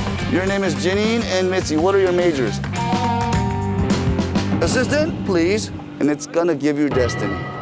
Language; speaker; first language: English; early bilingual, other home language; Korean